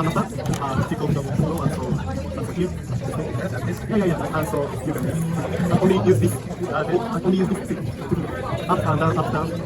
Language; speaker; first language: English; non-native, learner; Japanese